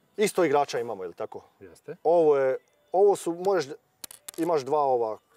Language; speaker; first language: Croatian; early bilingual, heritage; Serbian